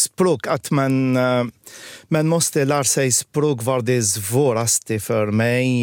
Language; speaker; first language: Swedish; non-native, fluent; Arabic